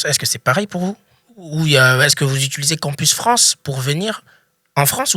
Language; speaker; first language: French; native; French